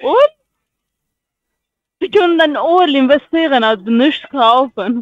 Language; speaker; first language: German; non-native, learner; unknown